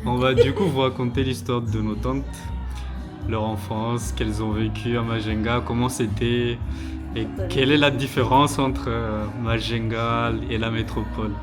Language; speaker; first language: French; native; French